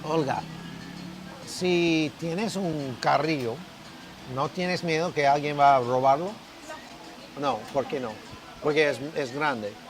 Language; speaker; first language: Spanish; non-native, learner; English